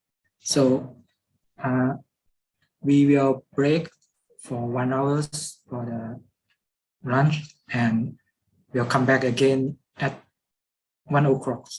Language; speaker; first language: English; non-native, fluent; Lao